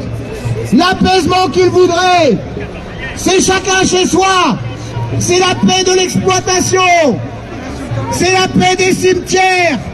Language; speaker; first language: French; native; French